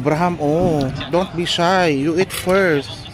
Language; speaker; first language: English; non-native, local second language; Filipino